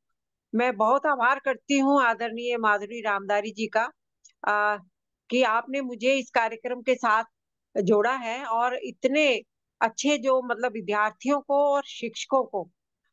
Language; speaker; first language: Hindi; native; Hindi